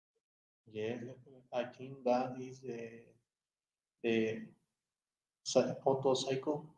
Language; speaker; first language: English; non-native, learner; Spanish